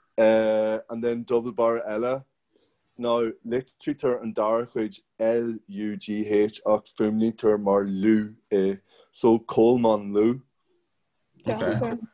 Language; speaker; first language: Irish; non-native, local second language; English